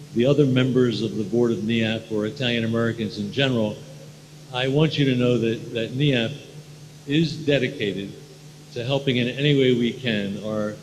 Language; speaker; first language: English; native; English